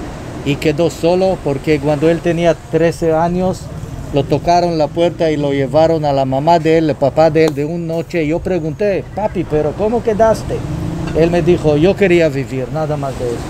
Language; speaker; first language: Spanish; non-native, fluent; Hebrew